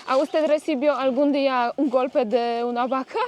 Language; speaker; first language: Spanish; non-native, fluent; Polish